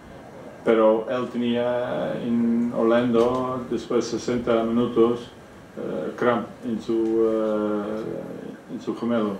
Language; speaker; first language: Spanish; non-native, fluent; Dutch